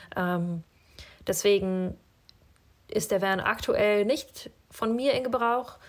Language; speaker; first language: German; early bilingual, other home language; Russian